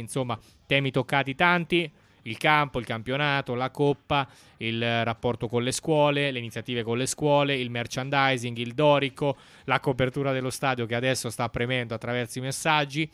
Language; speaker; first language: Italian; native; Italian